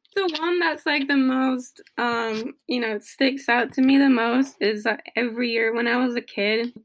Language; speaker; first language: English; non-native, fluent; Polish